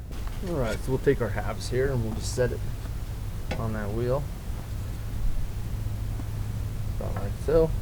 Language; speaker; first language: English; native; English